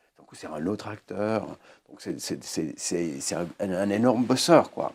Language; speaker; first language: French; native; French